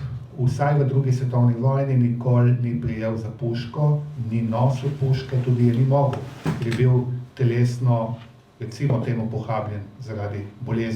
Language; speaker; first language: Slovenian; native; Slovenian